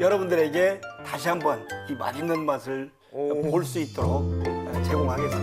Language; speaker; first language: Korean; native; Korean